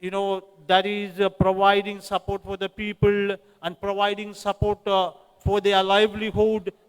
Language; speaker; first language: English; non-native, local second language; Tamil